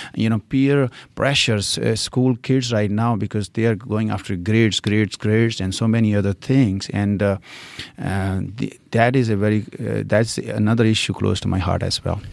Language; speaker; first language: English; non-native, local second language; Punjabi